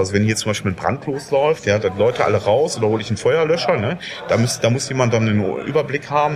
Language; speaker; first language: German; native; German